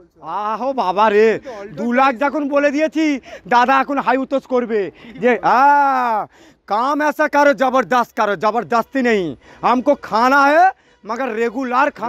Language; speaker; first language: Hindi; non-native, local second language; Bangla